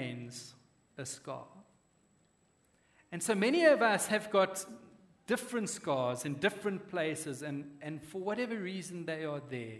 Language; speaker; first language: English; native; English